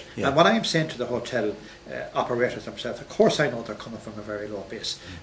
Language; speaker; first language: English; native; English